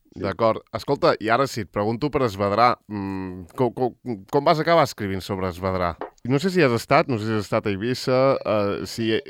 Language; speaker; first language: Catalan; native; Catalan